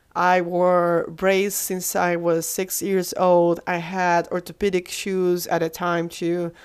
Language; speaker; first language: English; non-native, fluent; Portuguese